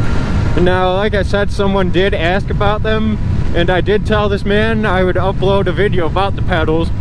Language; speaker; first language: English; native; English